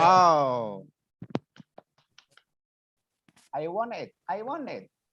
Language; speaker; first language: English; non-native, learner; Indonesian